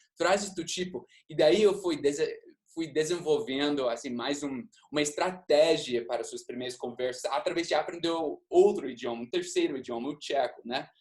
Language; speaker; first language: Portuguese; non-native, fluent; English